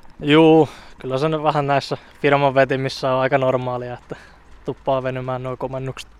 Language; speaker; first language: Finnish; native; Finnish